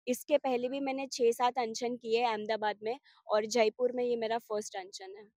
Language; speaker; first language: Hindi; non-native, local second language; Gujarati